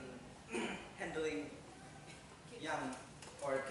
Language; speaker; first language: English; non-native, fluent; Indonesian